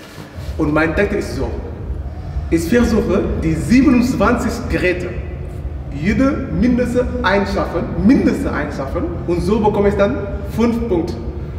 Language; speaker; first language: German; non-native, learner; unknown